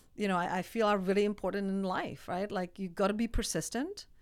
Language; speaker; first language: English; non-native, fluent; Czech